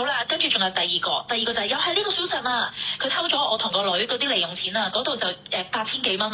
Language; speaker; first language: Cantonese; native; Cantonese